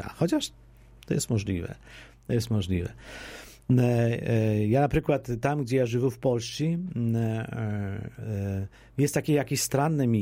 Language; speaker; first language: Polish; non-native, local second language; Ukrainian